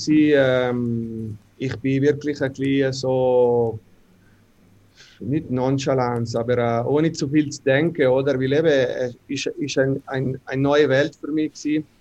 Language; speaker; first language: German; non-native, local second language; Italian